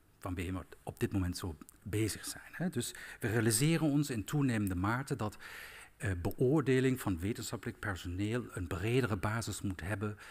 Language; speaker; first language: Dutch; non-native, fluent; German